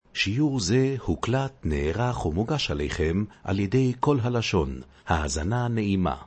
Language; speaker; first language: Hebrew; native; Hebrew